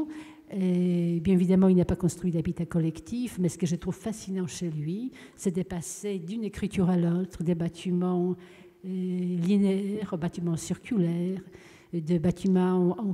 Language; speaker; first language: French; non-native, fluent; Polish